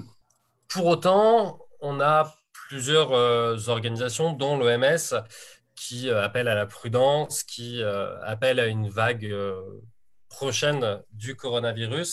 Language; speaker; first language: French; native; French